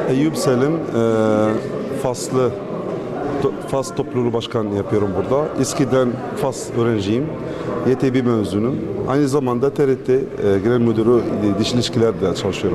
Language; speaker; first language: Turkish; non-native, fluent; Arabic